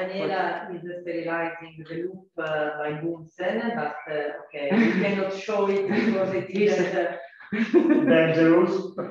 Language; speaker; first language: English; non-native, fluent; Italian